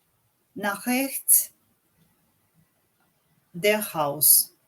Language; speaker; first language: German; non-native, learner; English